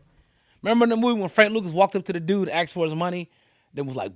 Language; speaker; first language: English; native; English